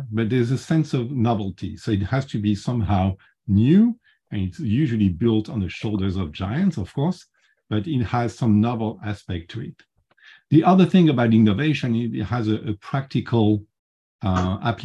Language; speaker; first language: English; non-native, fluent; French